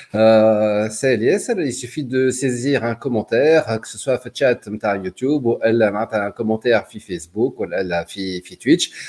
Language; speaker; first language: French; non-native, local second language; Arabic